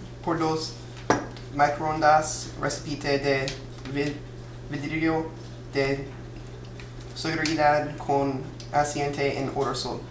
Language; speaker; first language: Spanish; non-native, learner; English